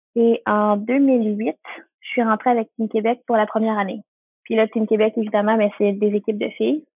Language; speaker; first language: French; native; French